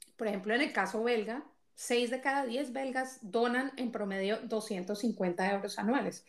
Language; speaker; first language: Spanish; native; Spanish